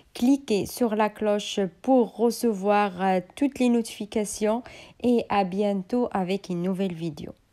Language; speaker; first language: French; non-native, local second language; Arabic